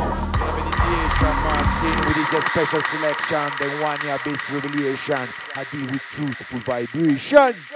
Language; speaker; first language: English; non-native, learner; Spanish